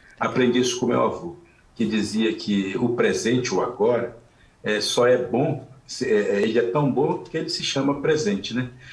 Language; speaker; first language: Portuguese; non-native, local second language; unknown